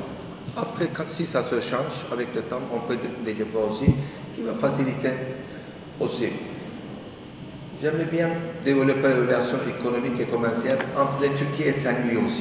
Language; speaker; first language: French; non-native, fluent; Turkish